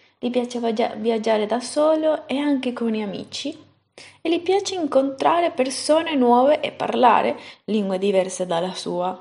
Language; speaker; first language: Italian; non-native, fluent; Spanish